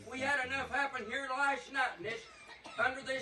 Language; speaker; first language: English; native; English